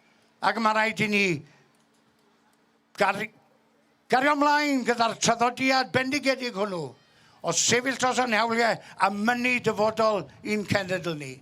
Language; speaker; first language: Welsh; native; Welsh